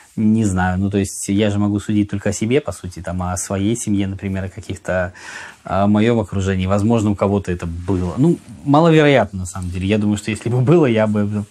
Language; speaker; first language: Russian; native; Russian